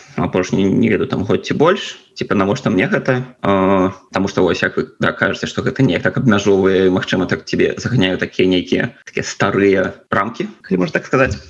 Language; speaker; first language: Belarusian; non-native, local second language; Russian